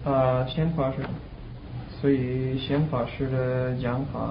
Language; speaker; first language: Chinese; non-native, learner; English